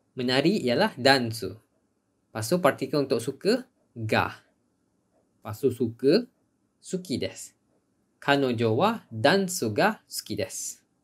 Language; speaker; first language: Malay; native; Malay